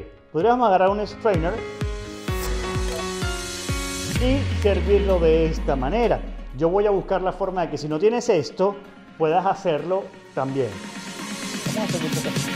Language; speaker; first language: Spanish; native; Spanish